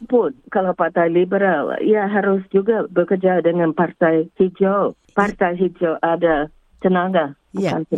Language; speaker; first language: Indonesian; early bilingual, heritage; English